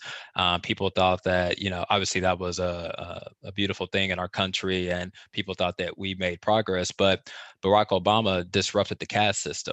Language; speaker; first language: English; native; English